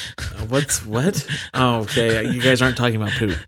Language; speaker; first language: English; native; English